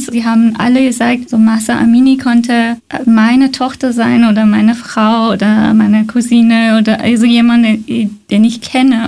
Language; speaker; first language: German; non-native, fluent; Persian